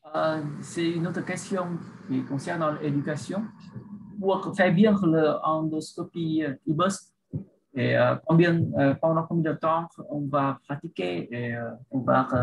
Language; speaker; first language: French; non-native, learner; Vietnamese